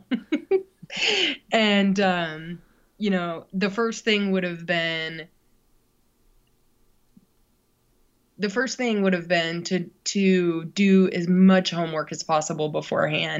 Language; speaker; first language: English; native; English